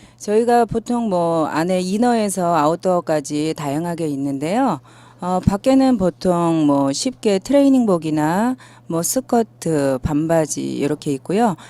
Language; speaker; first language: Korean; native; Korean